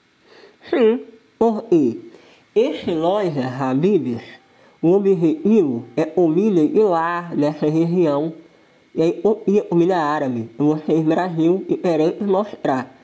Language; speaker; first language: Portuguese; non-native, local second language; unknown